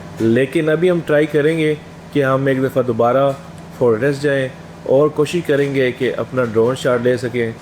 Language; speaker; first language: Urdu; native; Urdu